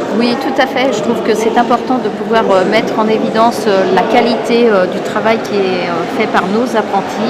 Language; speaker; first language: French; native; French